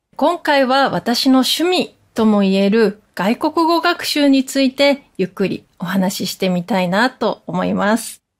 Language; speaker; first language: Japanese; native; Japanese